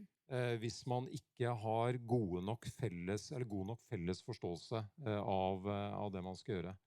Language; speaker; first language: Norwegian; native; Norwegian